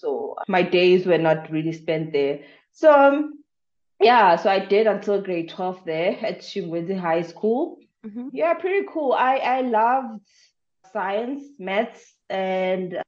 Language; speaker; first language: English; non-native, local second language; Tsonga